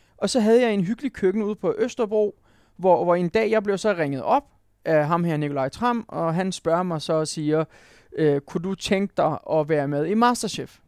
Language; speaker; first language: Danish; non-native, fluent; Turkish